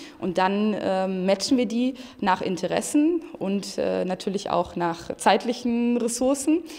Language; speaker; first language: German; native; German